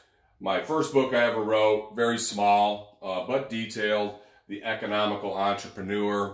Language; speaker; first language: English; native; English